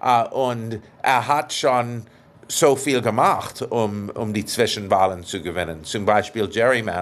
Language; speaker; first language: German; non-native, fluent; English